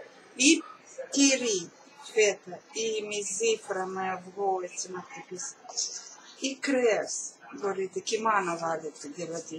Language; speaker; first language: Greek; non-native, learner; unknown